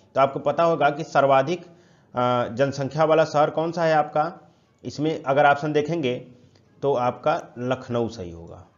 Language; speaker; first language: Hindi; native; Hindi